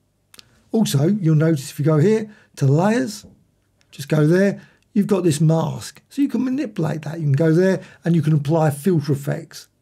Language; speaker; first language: English; native; English